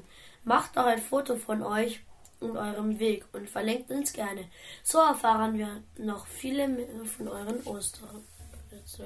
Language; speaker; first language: German; native; German